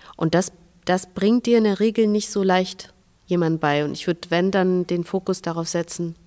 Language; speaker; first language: German; non-native, fluent; Russian